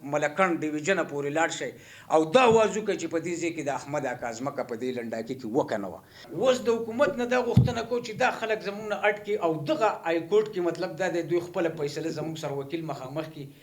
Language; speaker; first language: Pashto; non-native, local second language; Gujari